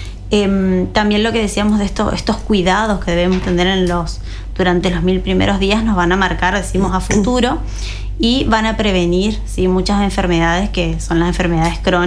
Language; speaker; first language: Spanish; native; Spanish